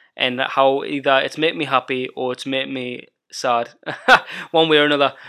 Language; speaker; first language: English; native; English